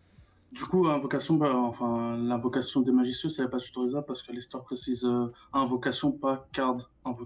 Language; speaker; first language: French; native; French